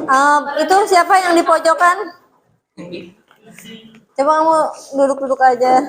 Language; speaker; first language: Indonesian; native; Indonesian